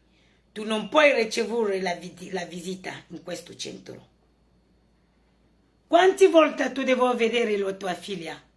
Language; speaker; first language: Italian; non-native, learner; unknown